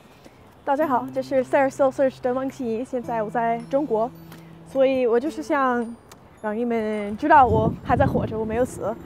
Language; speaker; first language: Chinese; non-native, fluent; English